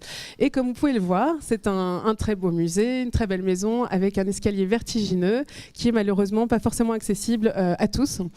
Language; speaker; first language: French; native; French